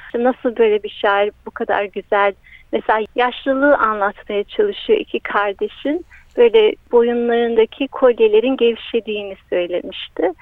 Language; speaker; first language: Turkish; early bilingual, heritage; Turkish